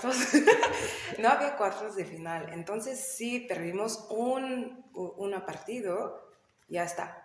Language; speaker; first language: Spanish; non-native, learner; English